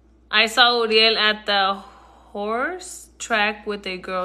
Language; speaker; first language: English; early bilingual, other home language; Spanish